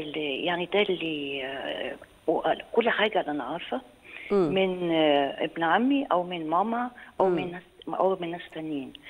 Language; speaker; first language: Arabic; non-native, fluent; French